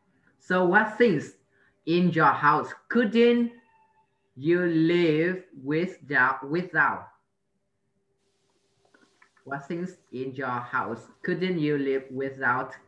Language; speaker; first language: English; non-native, learner; Vietnamese